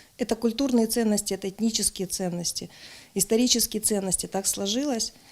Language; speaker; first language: Russian; native; Russian